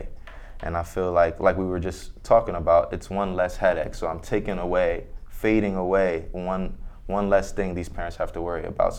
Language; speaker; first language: English; native; English